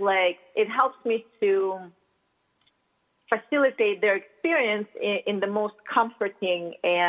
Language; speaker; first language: English; non-native, fluent; Russian